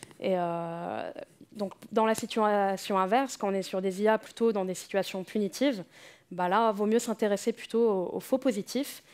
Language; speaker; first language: French; native; French